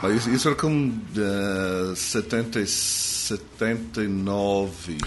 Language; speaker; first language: Portuguese; non-native, fluent; English